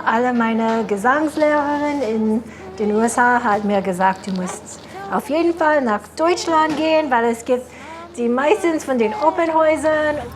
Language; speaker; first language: German; non-native, fluent; English